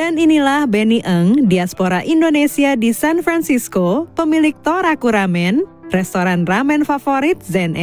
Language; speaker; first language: Indonesian; native; Indonesian